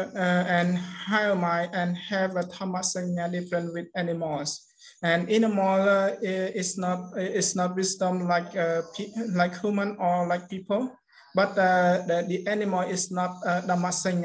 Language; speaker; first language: English; non-native, learner; Khmer